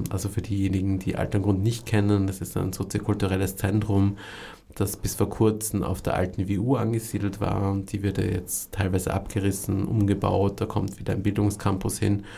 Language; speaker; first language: German; native; German